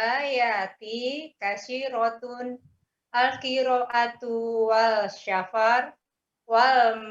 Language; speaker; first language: Arabic; non-native, learner; Indonesian